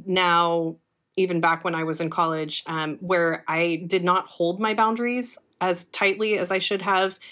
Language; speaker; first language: English; native; English